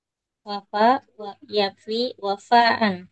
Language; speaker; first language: Arabic; non-native, learner; Indonesian